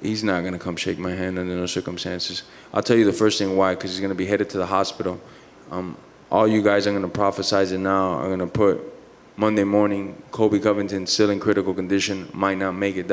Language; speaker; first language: English; native; English